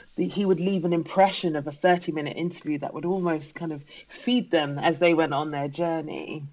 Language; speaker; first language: English; native; English